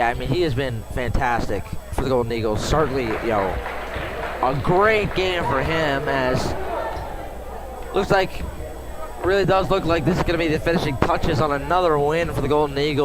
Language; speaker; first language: English; native; English